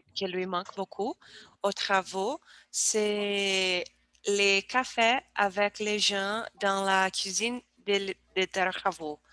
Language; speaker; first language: French; non-native, learner; Portuguese